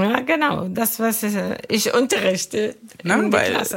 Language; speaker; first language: German; non-native, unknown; Arabic